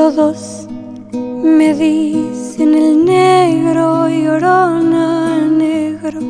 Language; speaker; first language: German; non-native, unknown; Spanish